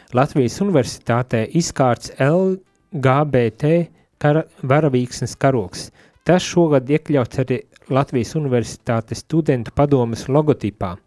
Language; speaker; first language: Latvian; non-native, fluent; Spanish